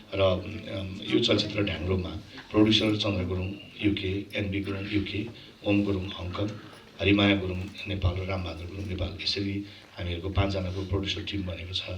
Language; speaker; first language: Nepali; non-native, local second language; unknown